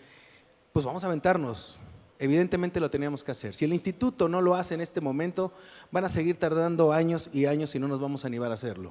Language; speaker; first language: Spanish; native; Spanish